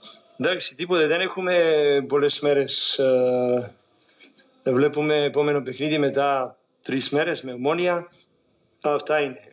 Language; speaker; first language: Greek; non-native, learner; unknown